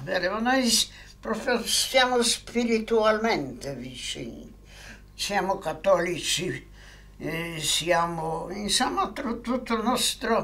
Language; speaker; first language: Italian; non-native, fluent; Polish